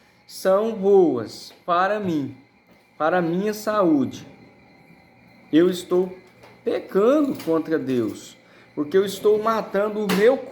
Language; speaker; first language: Portuguese; native; Portuguese